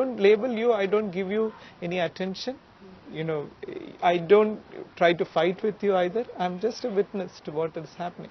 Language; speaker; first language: English; non-native, local second language; Malayalam